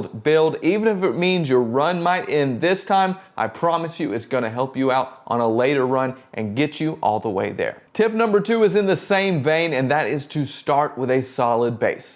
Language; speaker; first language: English; native; English